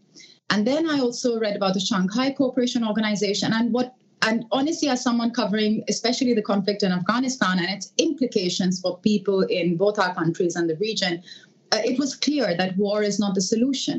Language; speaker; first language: English; non-native, local second language; Urdu